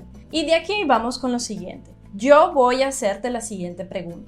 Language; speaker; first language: Spanish; non-native, fluent; Portuguese